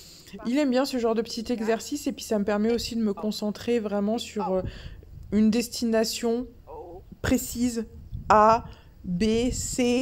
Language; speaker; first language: French; native; French